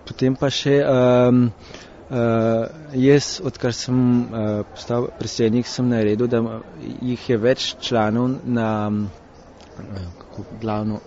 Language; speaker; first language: Slovenian; early bilingual, heritage; Slovenian